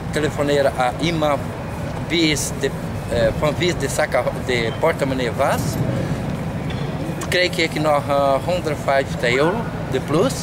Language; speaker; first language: Dutch; non-native, learner; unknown